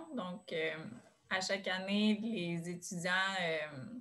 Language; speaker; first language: French; native; French